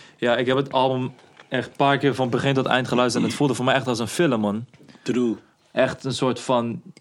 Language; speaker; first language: Dutch; native; Dutch